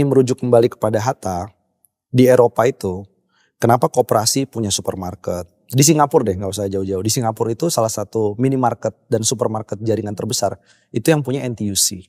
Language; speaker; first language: Indonesian; native; Indonesian